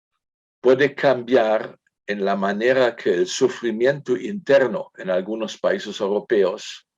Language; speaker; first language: Spanish; non-native, fluent; German